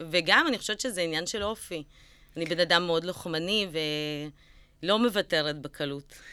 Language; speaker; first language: Hebrew; early bilingual, other home language; Russian